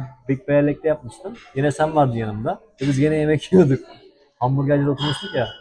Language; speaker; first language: Turkish; native; Turkish